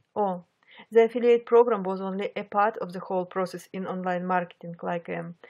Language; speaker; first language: English; non-native, fluent; Russian